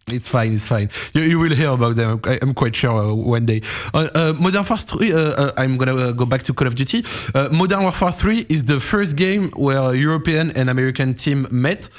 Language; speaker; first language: English; non-native, fluent; French